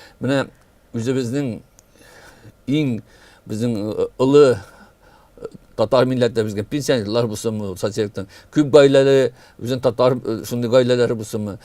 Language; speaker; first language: Tatar; native; Tatar